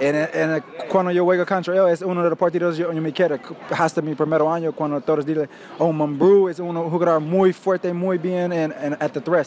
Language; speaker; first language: Spanish; non-native, learner; English